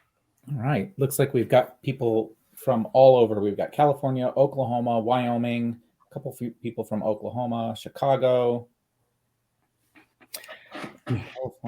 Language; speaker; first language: English; native; English